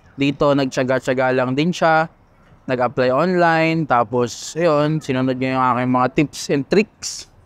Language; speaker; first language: Filipino; non-native, local second language; Hiligaynon